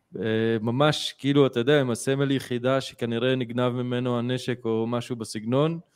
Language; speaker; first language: Hebrew; native; Hebrew